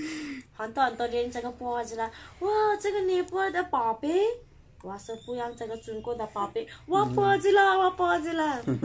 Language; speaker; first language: Chinese; non-native, learner; Nepali